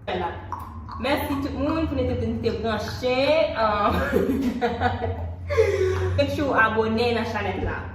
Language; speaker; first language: Haitian Creole; early bilingual, heritage; Haitian Creole